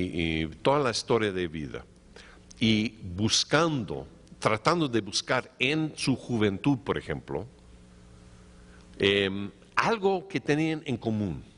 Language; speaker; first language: Spanish; non-native, fluent; English